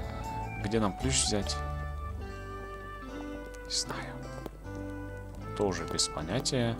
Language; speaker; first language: Russian; native; Russian